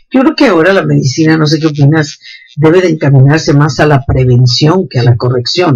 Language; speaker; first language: Spanish; native; Spanish